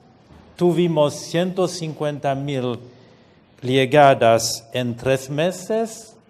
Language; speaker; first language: Spanish; non-native, fluent; French